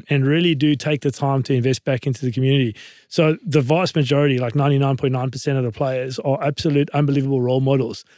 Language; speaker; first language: English; native; English